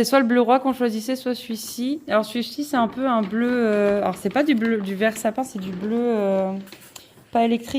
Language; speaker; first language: French; native; French